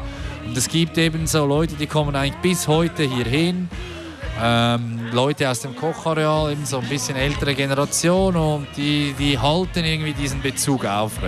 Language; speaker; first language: German; native; German